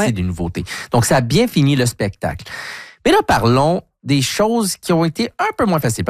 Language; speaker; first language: French; native; French